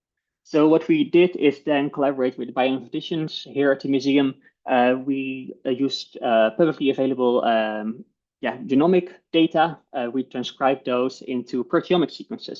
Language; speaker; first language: English; non-native, fluent; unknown